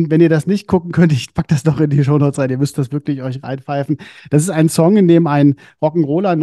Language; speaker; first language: German; native; German